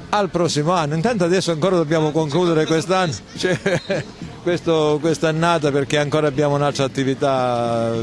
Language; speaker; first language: Italian; native; Italian